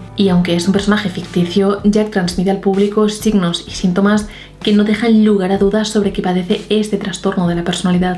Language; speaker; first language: Spanish; native; Spanish